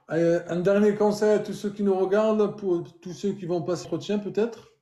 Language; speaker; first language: French; native; French